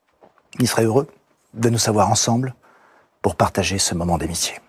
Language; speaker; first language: French; native; French